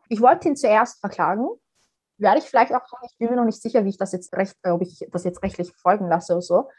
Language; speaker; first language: German; early bilingual, other home language; Somali